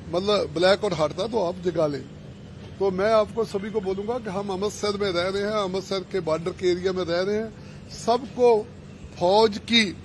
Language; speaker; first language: Hindi; non-native, local second language; Punjabi